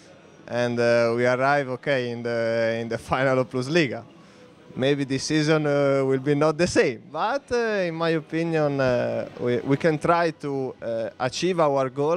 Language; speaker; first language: English; non-native, fluent; Italian